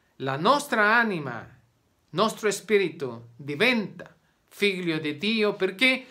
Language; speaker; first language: Italian; non-native, learner; Spanish